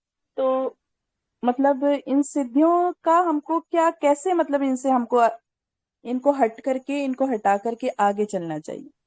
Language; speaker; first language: Hindi; native; Hindi